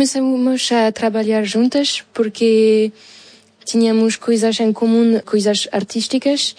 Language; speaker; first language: Portuguese; non-native, fluent; French